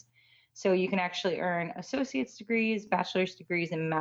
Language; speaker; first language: English; native; English